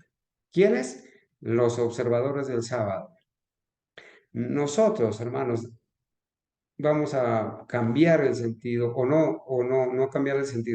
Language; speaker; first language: Spanish; native; Spanish